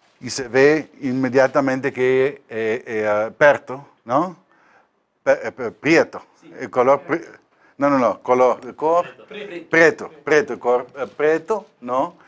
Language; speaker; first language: Portuguese; non-native, learner; Spanish